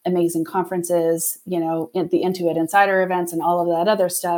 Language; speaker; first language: English; native; English